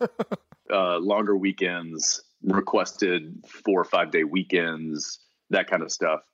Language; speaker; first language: English; native; English